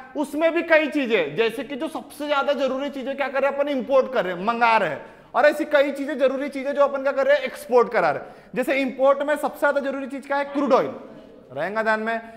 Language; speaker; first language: Hindi; native; Hindi